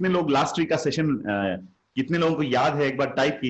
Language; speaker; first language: Hindi; native; Hindi